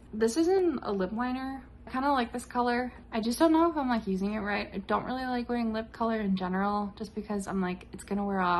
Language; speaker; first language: English; native; English